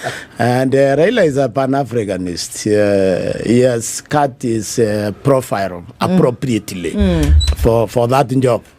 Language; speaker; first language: English; non-native, local second language; Meru